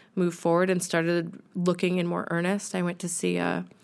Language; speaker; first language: English; native; English